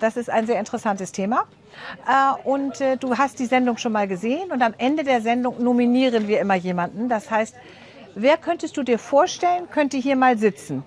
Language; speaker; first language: German; native; German